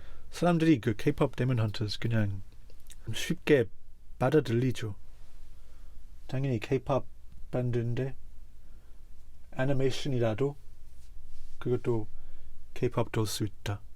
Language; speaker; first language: Korean; non-native, fluent; English